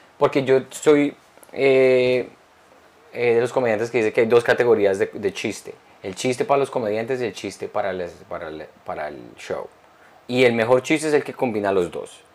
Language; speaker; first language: Spanish; early bilingual, heritage; Spanish